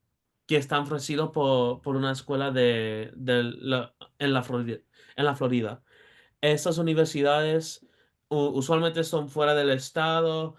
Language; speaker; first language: Spanish; early bilingual, heritage; Spanish